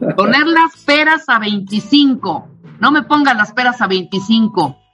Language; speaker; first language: Spanish; native; Spanish